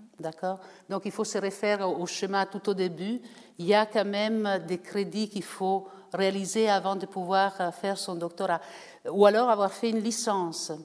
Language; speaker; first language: French; non-native, fluent; Italian